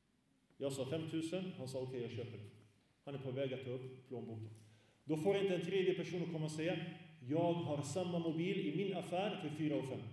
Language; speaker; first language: Swedish; early bilingual, other home language; Arabic